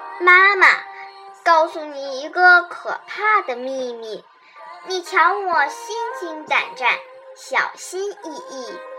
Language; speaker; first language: Chinese; native; Chinese